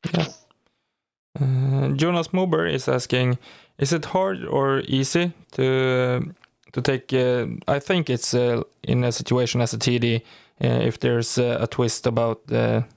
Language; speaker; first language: English; non-native, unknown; Swedish